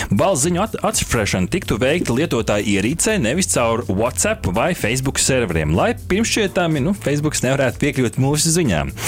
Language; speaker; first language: Latvian; native; Latvian